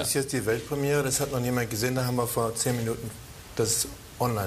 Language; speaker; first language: German; native; German